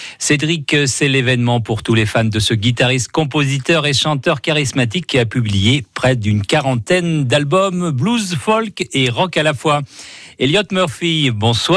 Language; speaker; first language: French; native; French